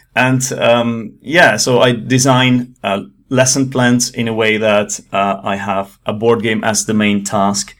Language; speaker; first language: English; non-native, fluent; Czech